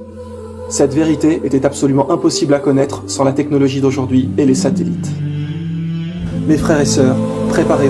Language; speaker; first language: French; native; French